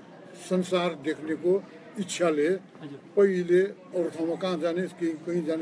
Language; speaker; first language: Nepali; non-native, local second language; Newari